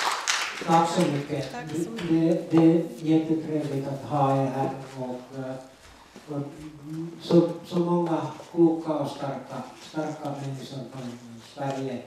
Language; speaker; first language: Swedish; non-native, local second language; Finnish